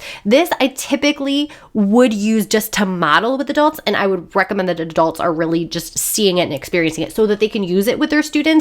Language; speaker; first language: English; native; English